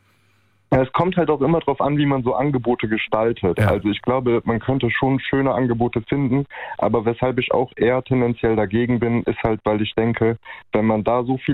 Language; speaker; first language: German; native; German